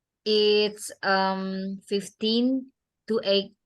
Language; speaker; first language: English; non-native, learner; Indonesian